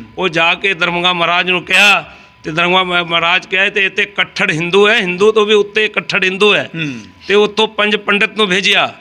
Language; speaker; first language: Punjabi; non-native, local second language; Hindi